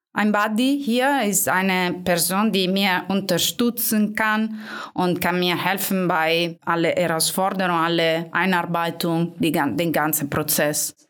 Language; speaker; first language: German; non-native, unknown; Italian